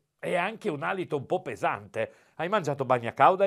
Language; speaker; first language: Italian; native; Italian